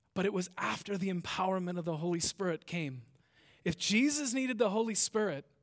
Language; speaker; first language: English; native; English